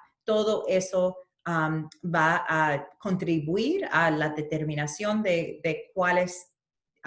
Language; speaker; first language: Spanish; early bilingual, heritage; Spanish